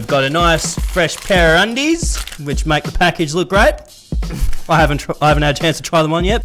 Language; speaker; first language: English; native; English